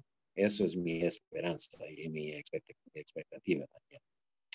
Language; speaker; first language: Spanish; non-native, fluent; English